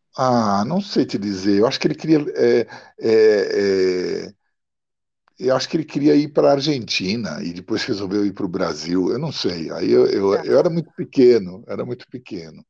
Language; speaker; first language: Portuguese; early bilingual, other home language; Italian